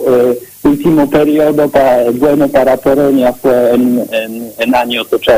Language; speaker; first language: Spanish; non-native, learner; Polish